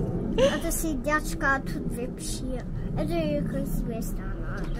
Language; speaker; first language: Russian; early bilingual, heritage; Russian